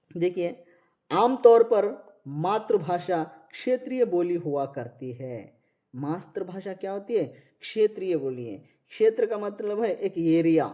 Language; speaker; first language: Hindi; non-native, local second language; Marathi